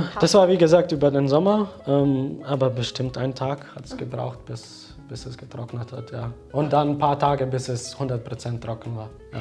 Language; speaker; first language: German; non-native, fluent; Slovenian